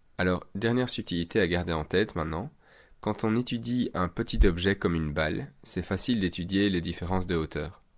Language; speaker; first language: French; native; French